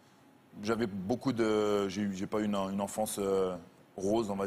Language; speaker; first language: French; native; French